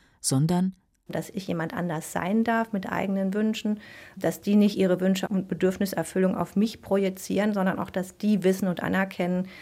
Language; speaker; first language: German; native; German